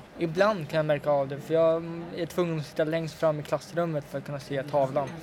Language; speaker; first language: Swedish; early bilingual, other home language; Russian